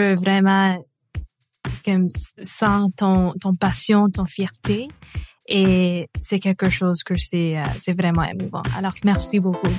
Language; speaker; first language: French; non-native, local second language; English